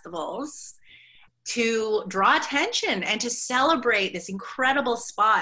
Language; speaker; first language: English; native; English